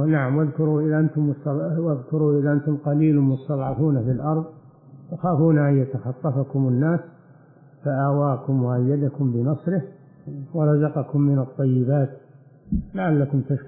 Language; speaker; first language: Arabic; native; Arabic